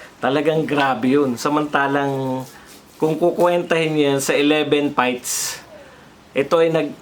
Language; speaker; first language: Filipino; native; Filipino